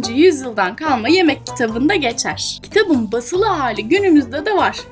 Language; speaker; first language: Turkish; non-native, fluent; Russian